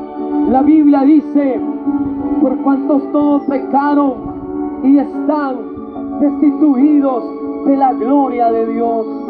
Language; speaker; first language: Spanish; native; Spanish